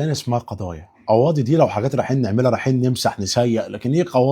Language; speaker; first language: Arabic; native; Arabic